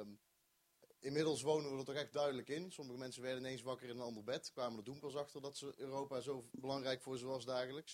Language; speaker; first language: Dutch; native; Dutch